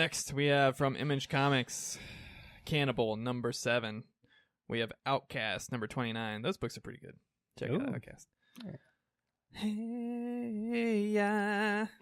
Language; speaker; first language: English; native; English